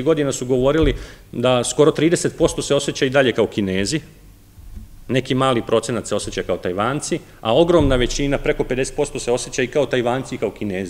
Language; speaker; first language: Serbian; native; Serbian